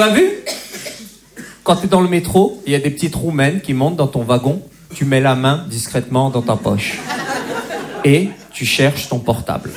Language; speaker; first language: French; native; French